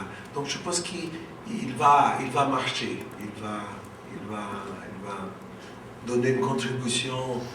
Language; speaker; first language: French; non-native, local second language; Portuguese